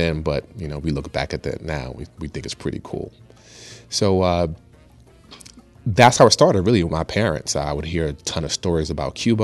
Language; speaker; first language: English; early bilingual, other home language; Spanish